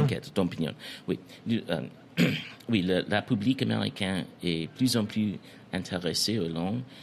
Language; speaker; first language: French; non-native, fluent; English